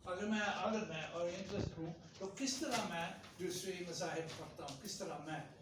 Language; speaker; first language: Hindi; non-native, fluent; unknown